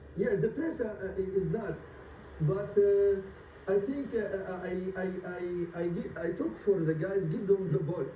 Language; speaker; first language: English; non-native, learner; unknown